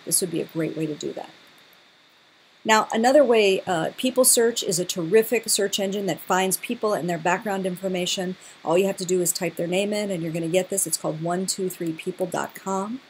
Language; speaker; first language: English; native; English